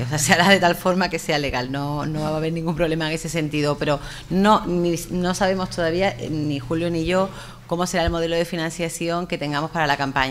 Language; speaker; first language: Spanish; native; Spanish